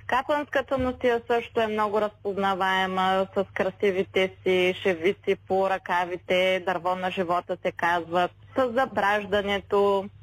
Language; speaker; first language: Bulgarian; native; Bulgarian